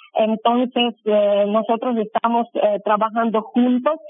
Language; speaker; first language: Spanish; non-native, fluent; Ukrainian